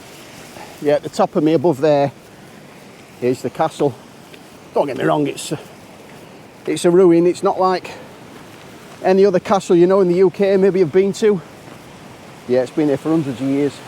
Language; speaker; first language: English; native; English